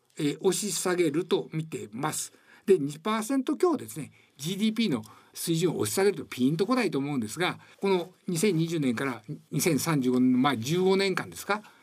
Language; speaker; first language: Japanese; native; Japanese